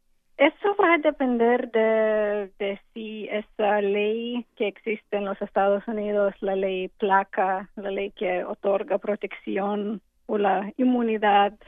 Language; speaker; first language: Spanish; non-native, fluent; English